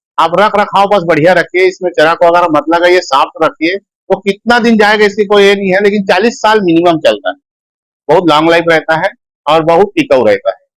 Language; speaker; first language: Hindi; native; Hindi